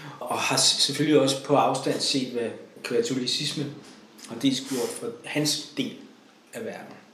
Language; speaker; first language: Danish; native; Danish